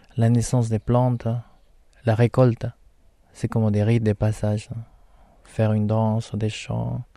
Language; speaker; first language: French; non-native, fluent; Spanish